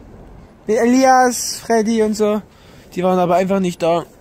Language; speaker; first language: German; native; German